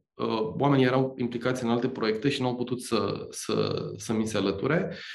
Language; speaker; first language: Romanian; native; Romanian